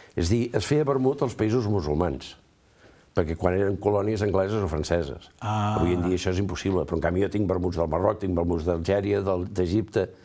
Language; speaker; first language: Catalan; native; Catalan